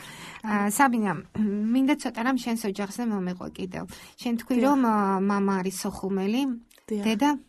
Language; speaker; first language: Georgian; native; Georgian